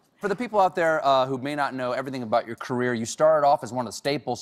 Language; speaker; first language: English; native; English